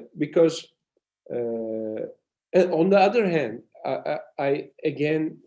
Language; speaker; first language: English; non-native, fluent; Turkish